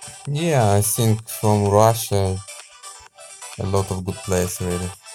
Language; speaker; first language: English; non-native, learner; Russian